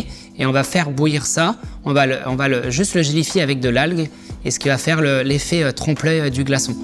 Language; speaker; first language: French; native; French